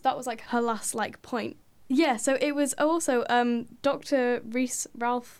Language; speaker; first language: English; native; English